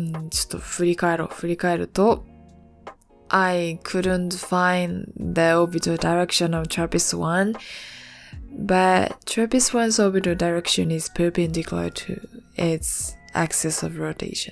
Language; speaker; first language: English; non-native, learner; Japanese